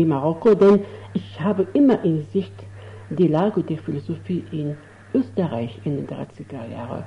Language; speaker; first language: German; non-native, fluent; Arabic